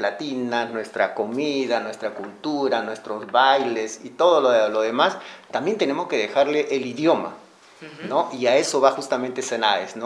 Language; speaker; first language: Spanish; native; Spanish